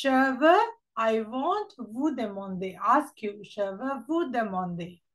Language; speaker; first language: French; non-native, fluent; Sinhala